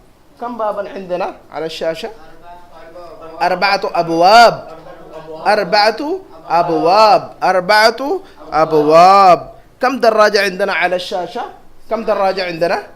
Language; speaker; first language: Arabic; non-native, fluent; Urdu